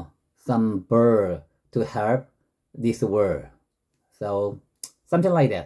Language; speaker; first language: English; non-native, learner; Korean